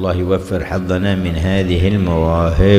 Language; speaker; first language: Arabic; native; Arabic